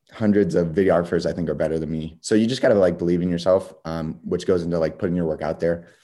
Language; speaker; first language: English; native; English